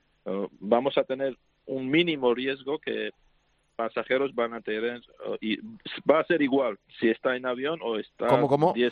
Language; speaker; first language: Spanish; non-native, fluent; Georgian